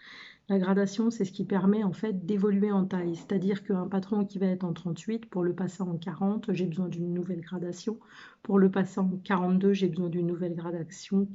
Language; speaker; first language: French; native; French